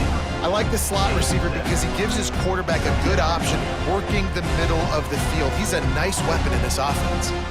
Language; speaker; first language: English; native; English